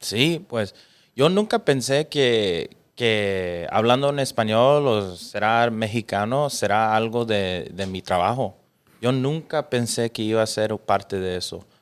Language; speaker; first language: Spanish; early bilingual, other home language; English